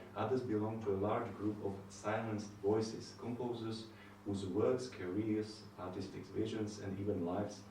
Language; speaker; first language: English; non-native, fluent; Slovak